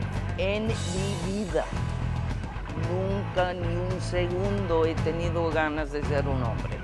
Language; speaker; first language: Spanish; non-native, fluent; English